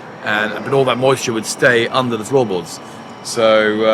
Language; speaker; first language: English; native; English